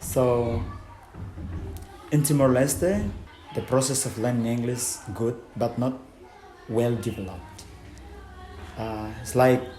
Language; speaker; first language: English; non-native, fluent; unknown